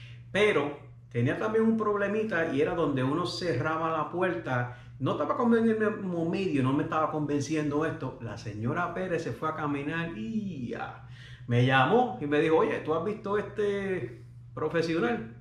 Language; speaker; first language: Spanish; native; Spanish